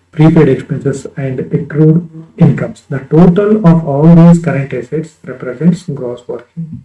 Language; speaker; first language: English; non-native, local second language; Kannada